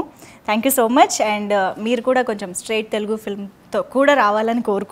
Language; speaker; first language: Telugu; native; Telugu